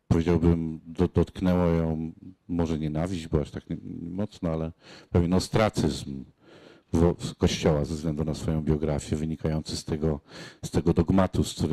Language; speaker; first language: Polish; native; Polish